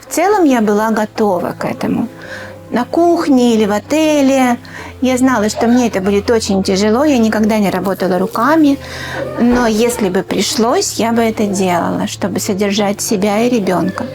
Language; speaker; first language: Russian; native; Russian